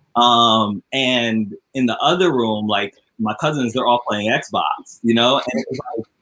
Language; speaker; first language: English; native; English